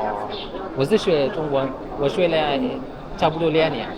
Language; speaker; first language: Chinese; non-native, learner; Amharic